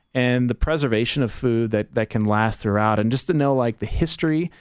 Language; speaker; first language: English; early bilingual, other home language; German